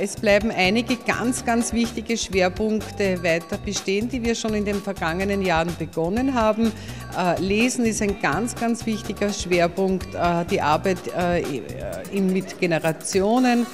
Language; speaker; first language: German; native; German